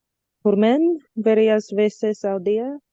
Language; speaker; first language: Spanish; non-native, learner; English